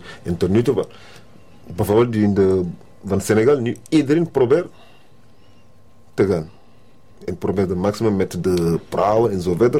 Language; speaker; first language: Dutch; non-native, learner; French